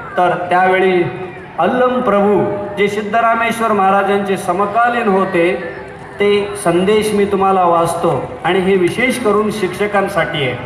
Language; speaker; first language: Marathi; non-native, local second language; Kannada